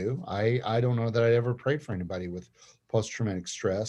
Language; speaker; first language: English; native; English